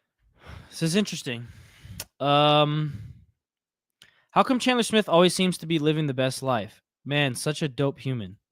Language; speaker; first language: English; native; English